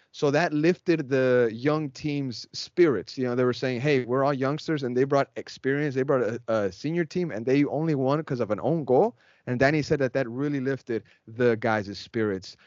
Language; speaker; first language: English; native; English